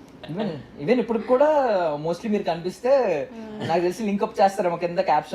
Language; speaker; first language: Telugu; native; Telugu